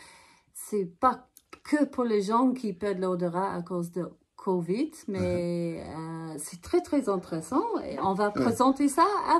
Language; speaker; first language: French; non-native, learner; English